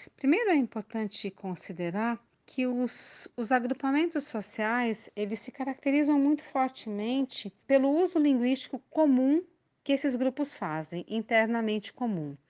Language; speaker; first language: Portuguese; native; Portuguese